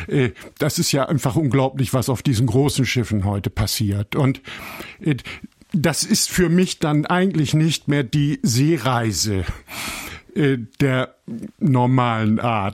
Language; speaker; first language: German; native; German